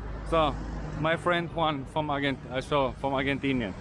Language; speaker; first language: English; non-native, learner; German